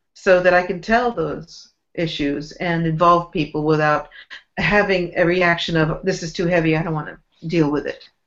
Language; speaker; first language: English; native; English